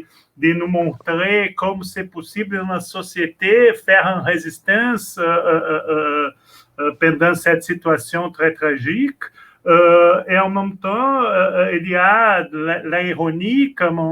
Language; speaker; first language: French; non-native, learner; Portuguese